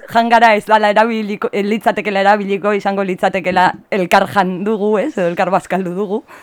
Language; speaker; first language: Basque; native; Basque